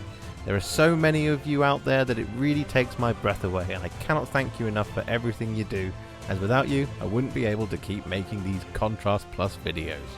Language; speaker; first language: English; native; English